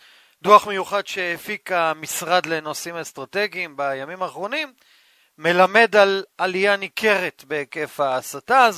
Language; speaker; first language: Hebrew; native; Hebrew